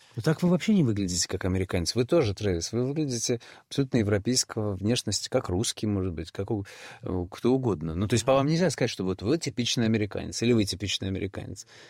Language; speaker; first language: Russian; native; Russian